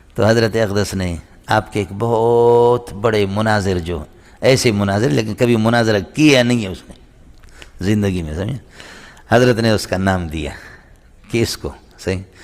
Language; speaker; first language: Urdu; non-native, local second language; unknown